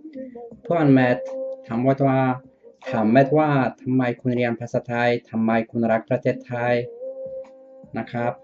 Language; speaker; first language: Thai; non-native, learner; Dutch